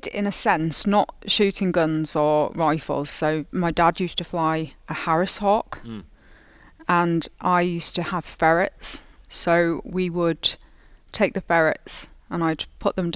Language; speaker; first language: English; native; English